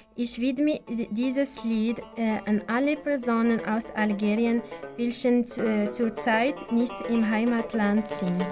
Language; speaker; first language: German; non-native, learner; Arabic